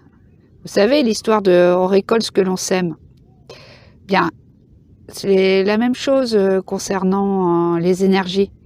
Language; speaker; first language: French; native; French